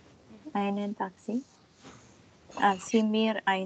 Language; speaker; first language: German; non-native, learner; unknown